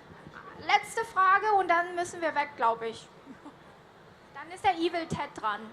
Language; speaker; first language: German; early bilingual, heritage; German